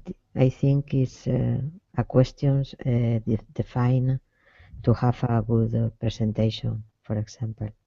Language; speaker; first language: English; non-native, learner; Spanish